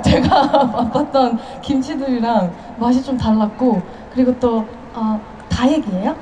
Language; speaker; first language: Korean; early bilingual, heritage; Korean